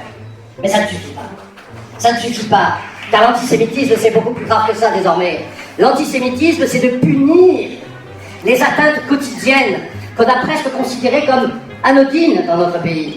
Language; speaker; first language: French; native; French